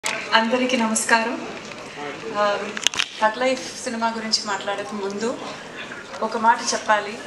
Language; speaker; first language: Telugu; non-native, local second language; Malayalam